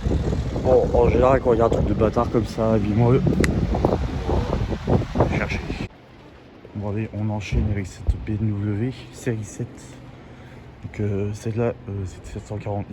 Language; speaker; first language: French; native; French